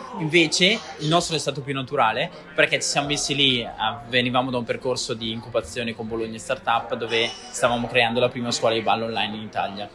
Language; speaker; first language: Italian; early bilingual, other home language; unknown